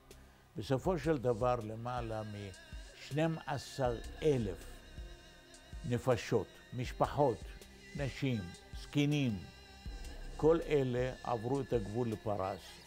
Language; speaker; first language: Hebrew; non-native, fluent; Arabic